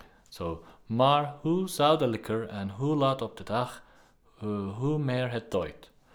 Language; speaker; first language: Dutch; non-native, learner; Turkish